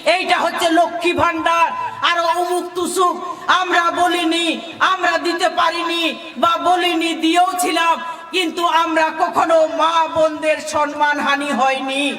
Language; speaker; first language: Bangla; non-native, local second language; Santali